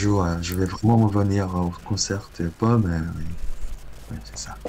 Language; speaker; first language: French; non-native, learner; Korean